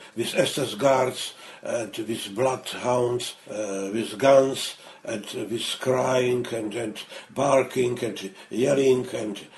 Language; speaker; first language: English; non-native, fluent; Czech